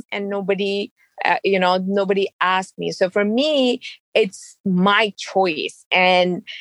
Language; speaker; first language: English; non-native, local second language; Urdu